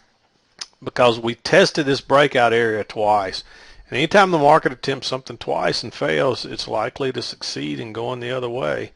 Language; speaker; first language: English; native; English